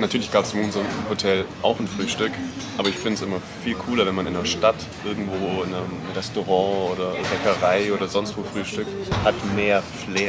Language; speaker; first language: German; native; German